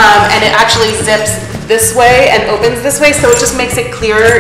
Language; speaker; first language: English; native; English